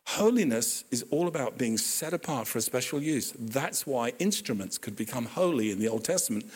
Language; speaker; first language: English; native; English